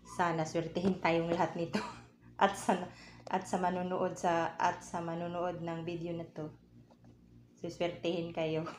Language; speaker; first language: Filipino; non-native, local second language; Cebuano